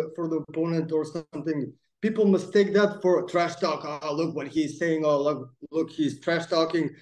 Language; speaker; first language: English; non-native, fluent; Macedonian